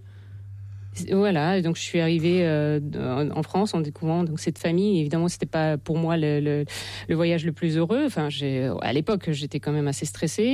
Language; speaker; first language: French; non-native, fluent; Russian